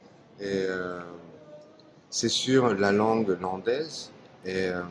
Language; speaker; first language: French; non-native, fluent; Turkish